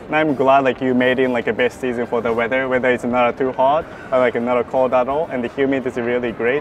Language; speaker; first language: English; non-native, fluent; Japanese